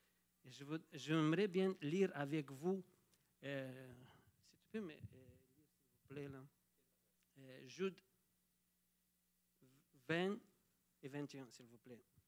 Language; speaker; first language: French; non-native, fluent; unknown